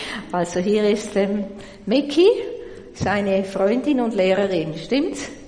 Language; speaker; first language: German; native; German